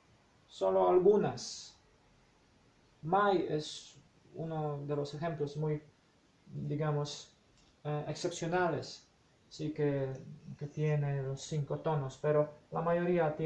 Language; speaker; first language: Spanish; non-native, fluent; Polish